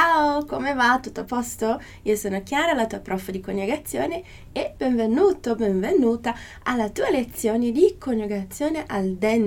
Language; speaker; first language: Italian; non-native, fluent; Portuguese